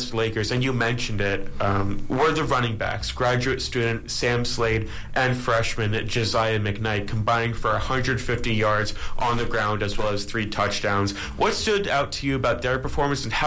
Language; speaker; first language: English; native; English